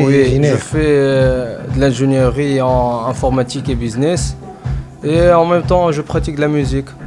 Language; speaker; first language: French; non-native, fluent; Arabic